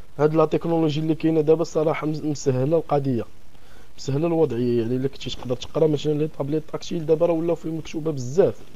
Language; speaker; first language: Arabic; native; Arabic